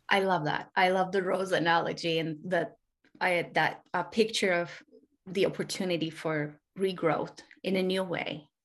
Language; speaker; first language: English; non-native, fluent; Turkish